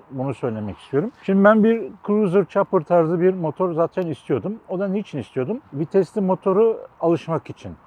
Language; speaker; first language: Turkish; native; Turkish